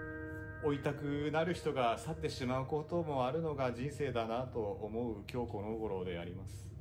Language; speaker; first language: Japanese; native; Japanese